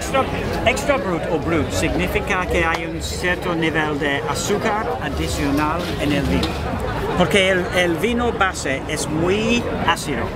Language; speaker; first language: Spanish; non-native, fluent; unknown